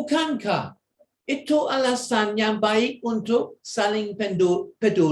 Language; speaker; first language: Indonesian; non-native, fluent; English